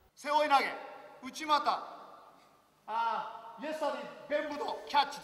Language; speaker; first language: English; non-native, learner; Japanese